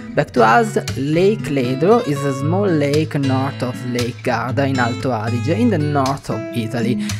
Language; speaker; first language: English; non-native, fluent; Italian